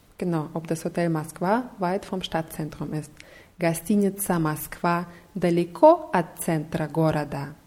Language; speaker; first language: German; non-native, fluent; Russian